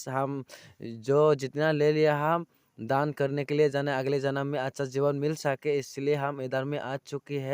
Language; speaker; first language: Hindi; non-native, local second language; Chakma